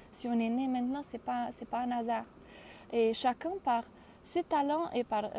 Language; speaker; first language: French; non-native, fluent; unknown